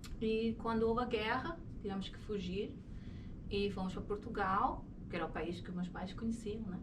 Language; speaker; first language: Portuguese; native; Portuguese